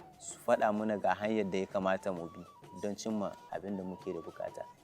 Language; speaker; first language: Hausa; native; Hausa